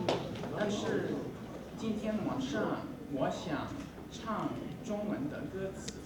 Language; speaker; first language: Chinese; non-native, learner; English